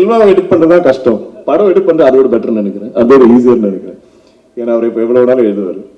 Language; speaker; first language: Tamil; non-native, local second language; Malayalam